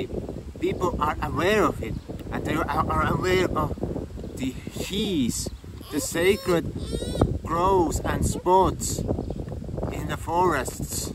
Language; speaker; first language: English; non-native, fluent; Estonian